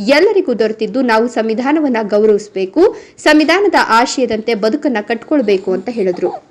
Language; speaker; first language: Kannada; native; Kannada